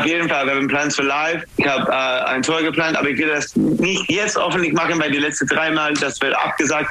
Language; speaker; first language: German; non-native, learner; English